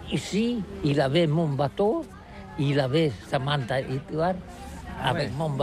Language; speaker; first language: French; non-native, learner; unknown